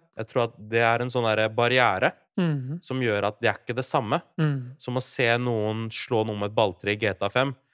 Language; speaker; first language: Norwegian; early bilingual, other home language; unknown